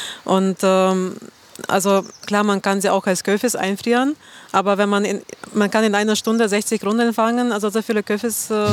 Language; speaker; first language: German; non-native, fluent; Russian